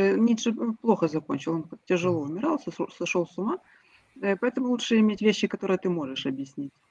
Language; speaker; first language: Russian; non-native, local second language; Ukrainian